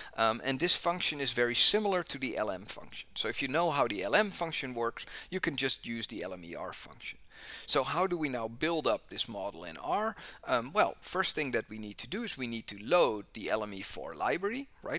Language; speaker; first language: English; non-native, fluent; Dutch